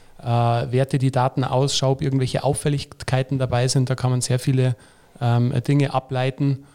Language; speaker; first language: German; native; German